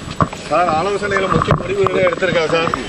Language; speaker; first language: Tamil; native; Tamil